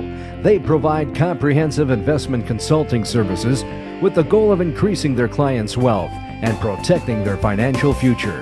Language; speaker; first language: English; native; English